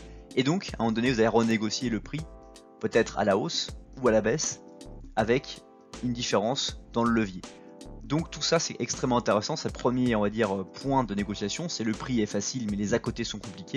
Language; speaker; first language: French; native; French